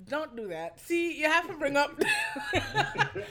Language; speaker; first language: English; native; English